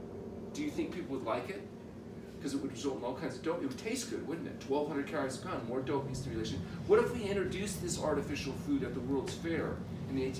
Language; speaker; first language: English; native; English